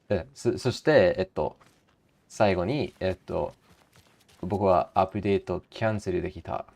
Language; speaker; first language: Japanese; non-native, learner; English